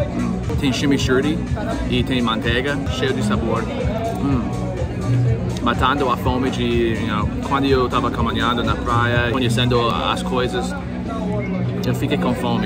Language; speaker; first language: Portuguese; non-native, fluent; English